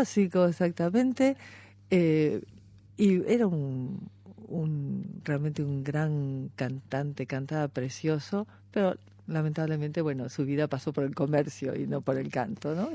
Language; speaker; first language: Spanish; native; Spanish